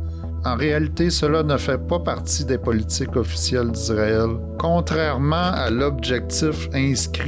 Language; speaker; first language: French; native; French